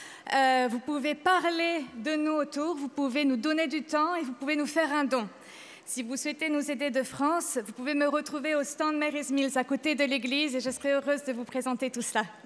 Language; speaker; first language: French; native; French